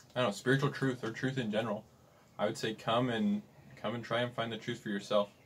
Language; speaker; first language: English; native; English